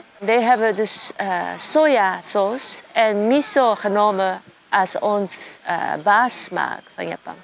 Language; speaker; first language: Dutch; non-native, learner; Japanese